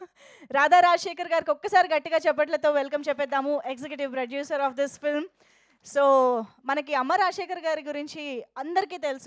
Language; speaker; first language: Telugu; native; Telugu